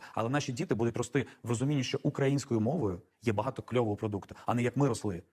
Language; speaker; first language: Ukrainian; non-native, local second language; Russian